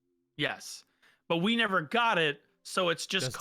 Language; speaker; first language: English; native; English